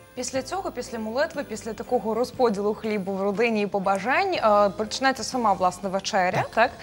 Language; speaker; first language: Ukrainian; native; Ukrainian